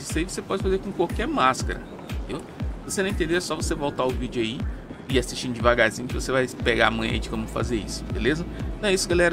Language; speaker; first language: Portuguese; native; Portuguese